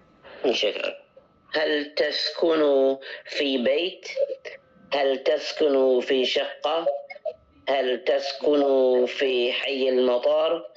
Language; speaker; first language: Arabic; non-native, learner; English